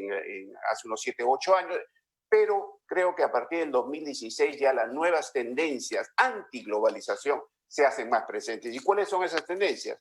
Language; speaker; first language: Spanish; native; Spanish